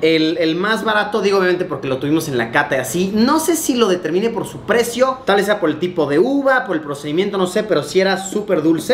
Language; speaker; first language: Spanish; native; Spanish